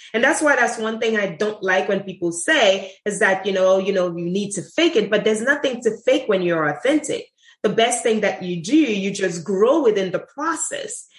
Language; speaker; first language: English; non-native, fluent; Haitian Creole